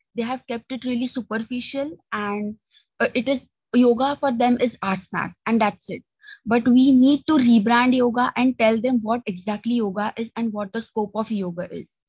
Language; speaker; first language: English; non-native, local second language; Marathi